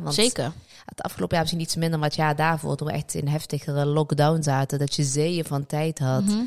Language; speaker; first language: Dutch; early bilingual, other home language; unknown